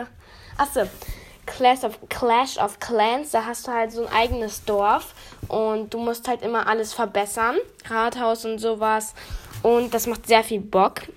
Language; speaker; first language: German; native; German